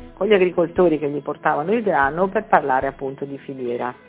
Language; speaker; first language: Italian; native; Italian